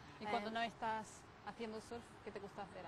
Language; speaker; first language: Spanish; native; Spanish